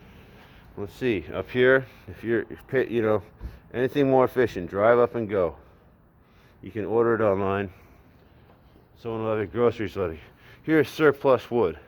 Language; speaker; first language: English; native; English